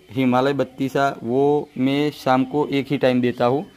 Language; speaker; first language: Hindi; non-native, local second language; Gujarati